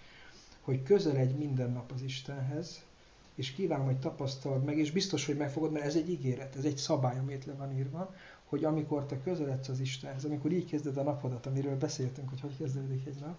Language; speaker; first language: Hungarian; native; Hungarian